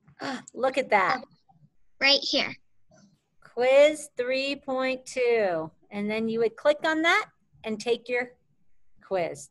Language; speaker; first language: English; native; English